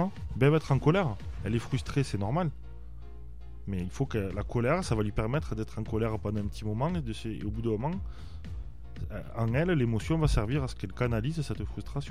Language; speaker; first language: French; native; French